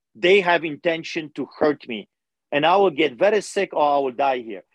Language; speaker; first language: English; non-native, fluent; Polish